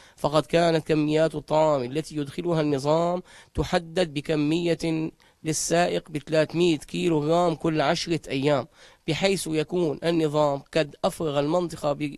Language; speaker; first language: Arabic; native; Arabic